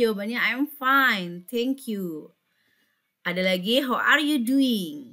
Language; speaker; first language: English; non-native, fluent; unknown